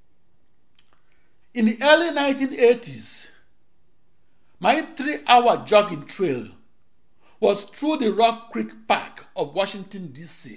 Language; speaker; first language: English; non-native, local second language; Igbo